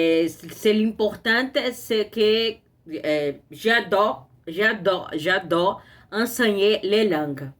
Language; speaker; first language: French; non-native, learner; Portuguese